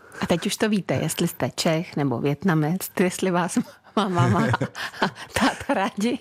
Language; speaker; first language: Czech; native; Czech